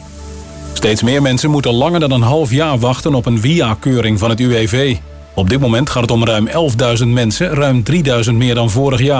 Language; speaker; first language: Dutch; native; Dutch